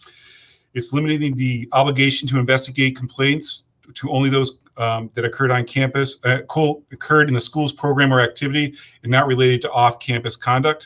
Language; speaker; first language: English; native; English